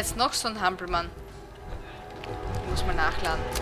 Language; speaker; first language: German; native; German